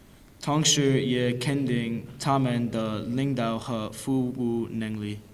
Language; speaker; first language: Chinese; non-native, learner; English